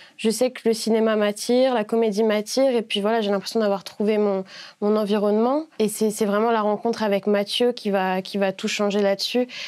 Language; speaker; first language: French; native; French